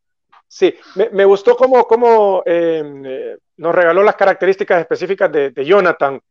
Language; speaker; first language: Spanish; native; Spanish